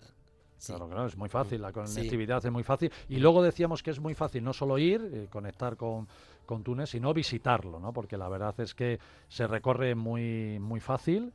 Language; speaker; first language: Spanish; native; Spanish